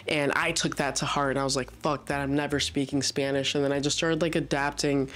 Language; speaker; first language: English; early bilingual, other home language; Spanish